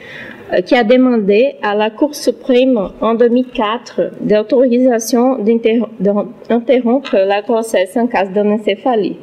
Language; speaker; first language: French; non-native, learner; Portuguese